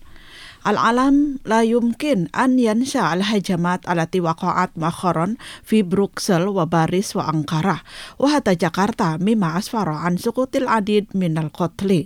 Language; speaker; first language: Arabic; non-native, fluent; Indonesian